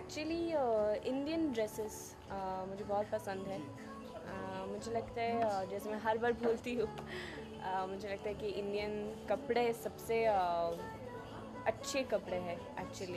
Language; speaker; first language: Hindi; non-native, fluent; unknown